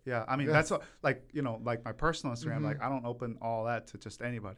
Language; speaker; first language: English; early bilingual, other home language; Korean